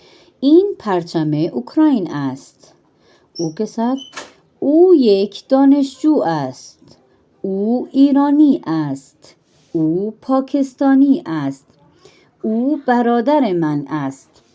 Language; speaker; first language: Persian; non-native, fluent; Urdu